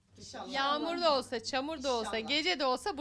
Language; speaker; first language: Turkish; native; Turkish